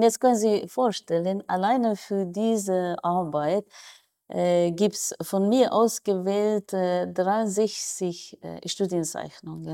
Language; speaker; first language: German; non-native, fluent; Persian